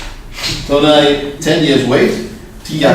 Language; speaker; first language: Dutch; non-native, learner; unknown